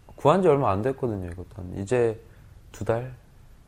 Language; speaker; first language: Korean; native; Korean